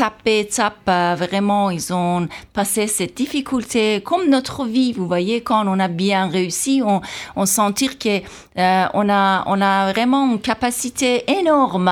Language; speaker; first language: French; non-native, fluent; Persian